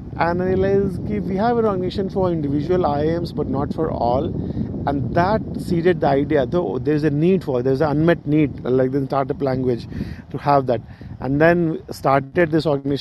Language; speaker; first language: English; non-native, local second language; Hindi